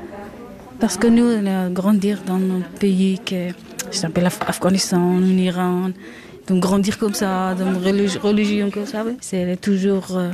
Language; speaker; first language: French; non-native, learner; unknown